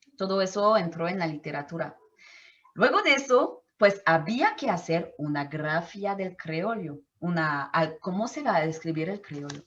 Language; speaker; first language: Spanish; non-native, fluent; French